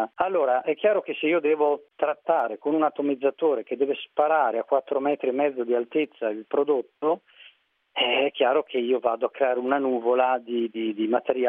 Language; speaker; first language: Italian; native; Italian